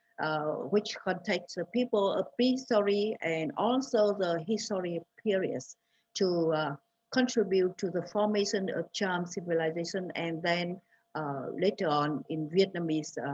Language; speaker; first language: English; non-native, fluent; Vietnamese